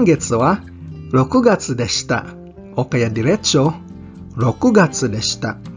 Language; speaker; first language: Japanese; non-native, fluent; Filipino